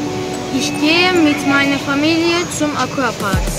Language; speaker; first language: German; non-native, learner; Turkish